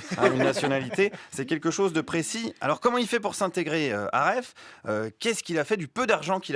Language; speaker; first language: French; native; French